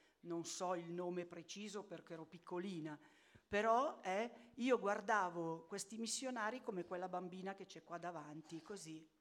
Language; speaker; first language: Italian; native; Italian